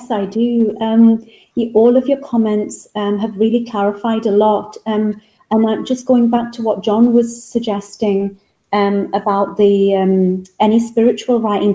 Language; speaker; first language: English; native; English